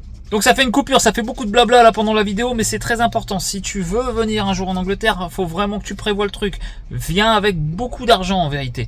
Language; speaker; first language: French; native; French